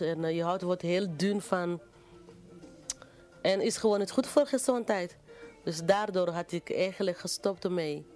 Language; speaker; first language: Dutch; non-native, fluent; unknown